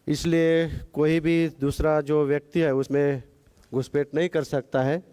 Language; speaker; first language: Hindi; non-native, local second language; Marathi